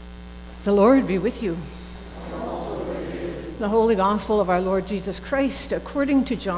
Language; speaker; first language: English; native; English